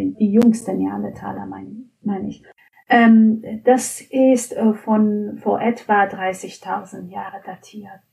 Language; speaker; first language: German; non-native, fluent; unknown